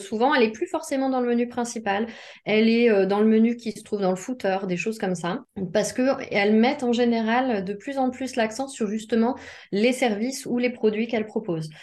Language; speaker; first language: French; native; French